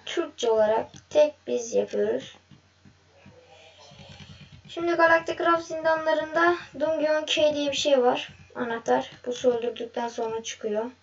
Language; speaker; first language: Turkish; native; Turkish